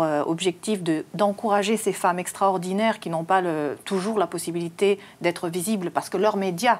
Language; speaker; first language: French; native; French